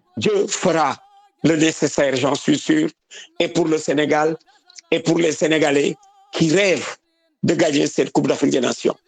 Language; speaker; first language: French; non-native, local second language; Wolof